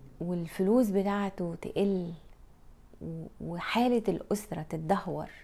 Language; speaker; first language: Arabic; native; Arabic